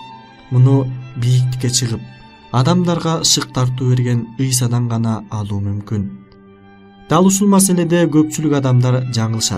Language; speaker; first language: Kyrgyz; native; Kyrgyz